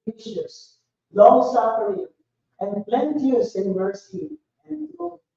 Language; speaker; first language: English; non-native, local second language; Filipino